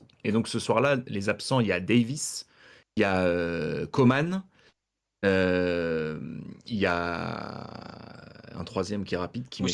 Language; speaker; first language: French; native; French